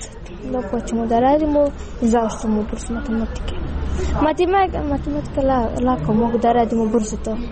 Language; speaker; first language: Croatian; non-native, learner; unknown